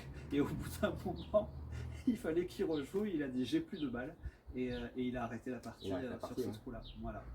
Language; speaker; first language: French; native; French